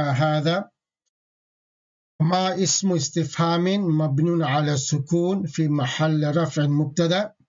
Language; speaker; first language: Arabic; non-native, fluent; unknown